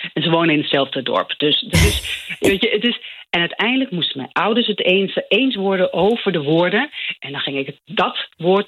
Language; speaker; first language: Dutch; non-native, local second language; Low German